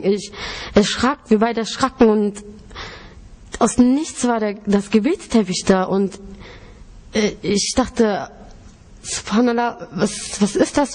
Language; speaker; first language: German; early bilingual, other home language; Greek